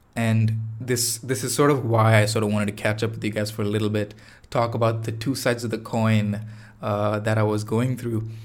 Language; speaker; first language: English; non-native, local second language; Tamil